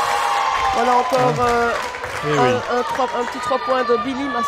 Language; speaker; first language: French; native; French